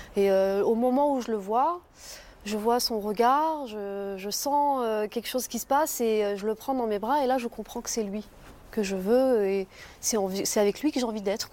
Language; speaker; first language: French; early bilingual, other home language; Kurdish